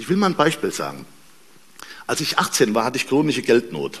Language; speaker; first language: German; native; German